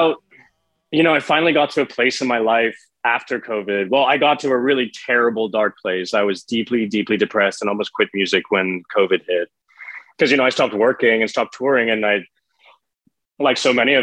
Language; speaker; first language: English; native; English